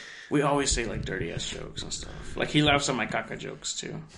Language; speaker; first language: English; early bilingual, other home language; Spanish